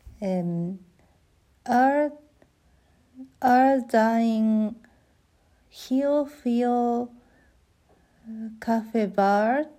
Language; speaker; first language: Dutch; non-native, learner; German